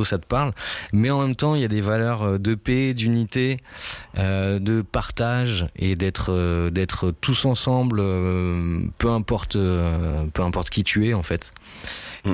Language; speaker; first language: French; native; French